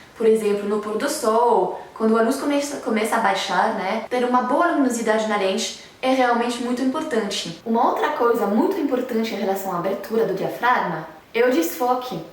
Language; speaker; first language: Portuguese; non-native, fluent; French